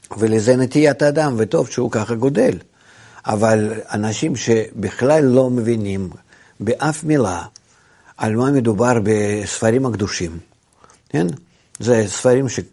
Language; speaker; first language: Hebrew; non-native, fluent; Russian